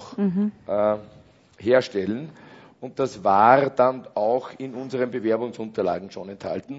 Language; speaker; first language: German; native; German